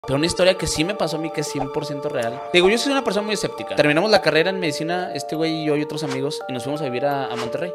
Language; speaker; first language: Spanish; native; Spanish